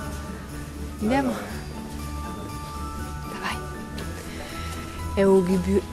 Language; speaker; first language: Italian; non-native, learner; Russian